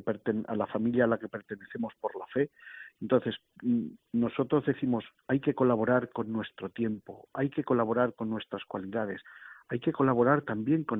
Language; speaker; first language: Spanish; native; Spanish